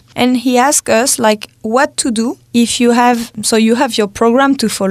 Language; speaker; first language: English; non-native, fluent; French